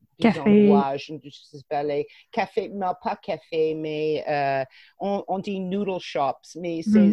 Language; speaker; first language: French; non-native, fluent; English